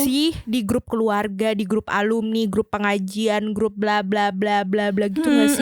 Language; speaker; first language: Indonesian; native; Indonesian